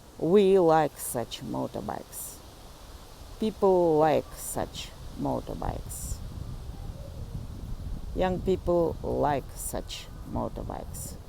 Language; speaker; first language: English; non-native, fluent; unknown